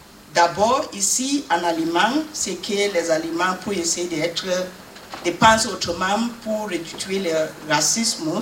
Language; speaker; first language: French; non-native, learner; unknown